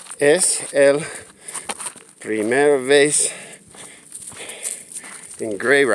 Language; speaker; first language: Spanish; non-native, learner; English